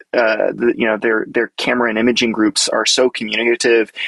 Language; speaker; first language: English; native; English